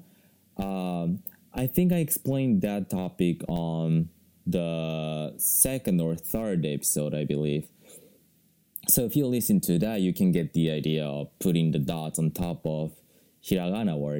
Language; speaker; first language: English; non-native, fluent; Japanese